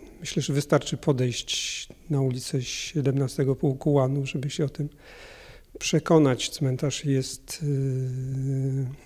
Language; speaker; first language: Polish; native; Polish